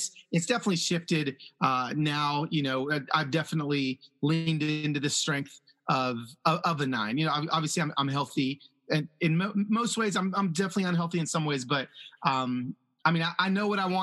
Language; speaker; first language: English; early bilingual, other home language; Spanish